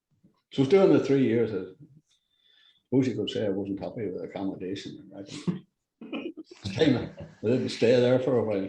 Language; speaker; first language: English; native; English